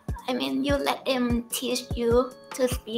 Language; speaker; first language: English; non-native, learner; Thai